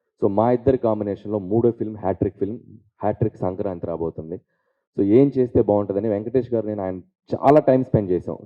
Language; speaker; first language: Telugu; native; Telugu